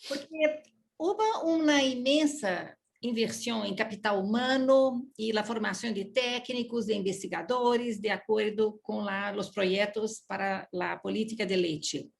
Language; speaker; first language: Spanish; non-native, learner; Portuguese